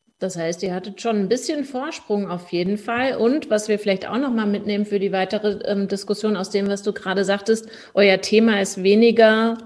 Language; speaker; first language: German; native; German